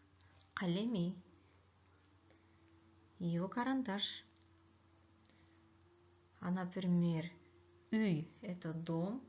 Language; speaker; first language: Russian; non-native, local second language; Kyrgyz